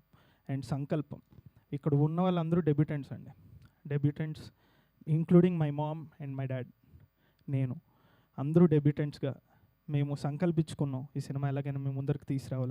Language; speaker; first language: Telugu; native; Telugu